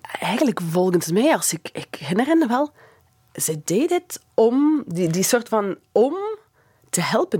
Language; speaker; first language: Dutch; non-native, fluent; English